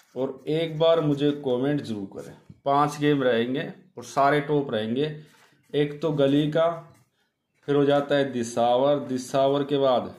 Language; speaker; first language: Hindi; native; Hindi